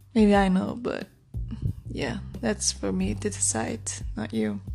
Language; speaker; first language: English; non-native, fluent; Icelandic